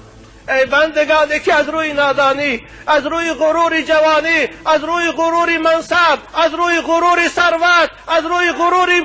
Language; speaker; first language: Persian; native; Persian